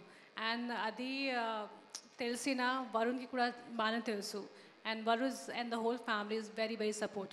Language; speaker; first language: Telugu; non-native, learner; Hindi